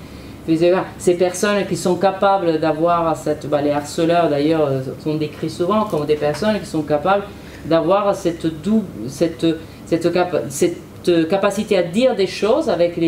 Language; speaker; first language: French; native; French